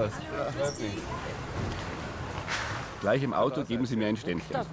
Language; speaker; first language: German; native; German